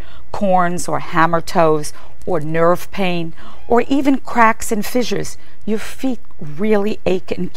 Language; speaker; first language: English; native; English